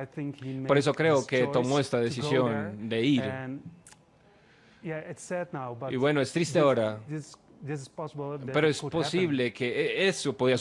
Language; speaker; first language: Spanish; non-native, fluent; Dutch